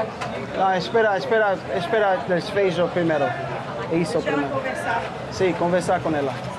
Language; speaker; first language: Portuguese; non-native, learner; English